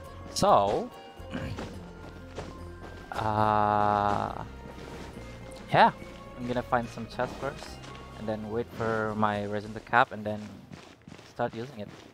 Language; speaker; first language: English; non-native, local second language; Malay